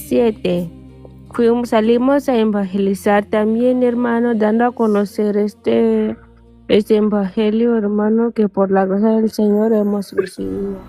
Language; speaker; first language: Spanish; non-native, fluent; Portuguese